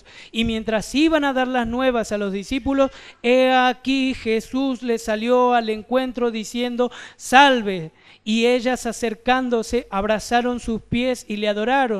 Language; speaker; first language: Spanish; native; Spanish